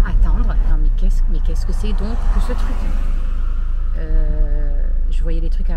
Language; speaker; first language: French; native; French